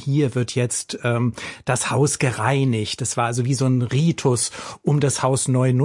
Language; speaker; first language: German; native; German